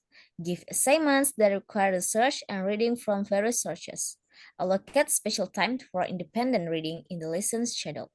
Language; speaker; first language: English; non-native, fluent; Indonesian